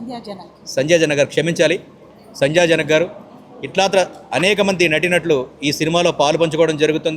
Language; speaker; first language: Telugu; native; Telugu